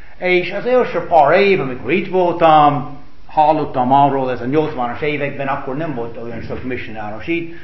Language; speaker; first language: Hungarian; non-native, fluent; English